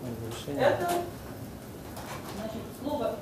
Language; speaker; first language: Russian; native; Russian